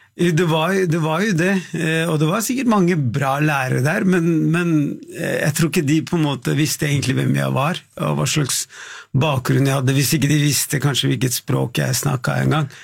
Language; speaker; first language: Norwegian; early bilingual, other home language; Tamil